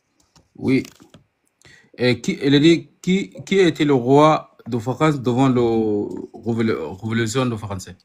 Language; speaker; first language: French; non-native, learner; Arabic